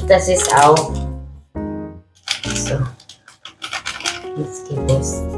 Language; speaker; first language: German; non-native, learner; Thai